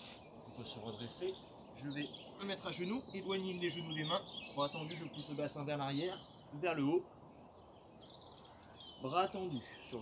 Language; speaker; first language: French; native; French